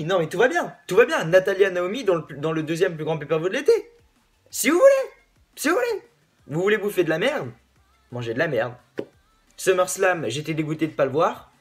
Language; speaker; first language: French; native; French